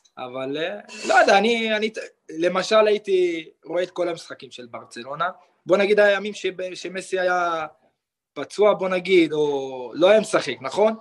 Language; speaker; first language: Hebrew; non-native, local second language; Arabic